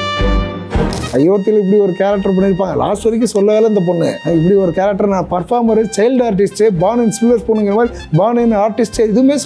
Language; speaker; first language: Tamil; native; Tamil